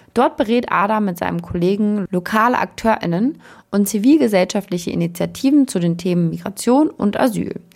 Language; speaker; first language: German; native; German